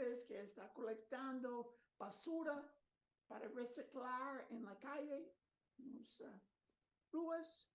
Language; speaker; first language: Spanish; non-native, learner; Portuguese